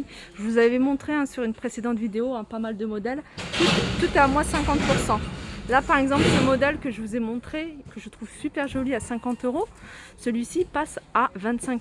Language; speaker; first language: French; native; French